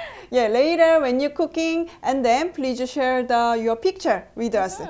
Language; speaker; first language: English; non-native, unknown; Korean